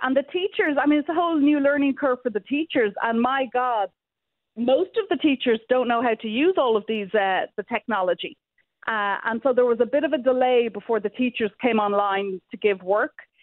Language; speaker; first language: English; native; English